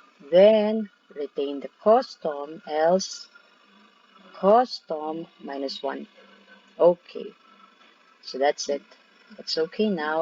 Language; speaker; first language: English; non-native, local second language; Filipino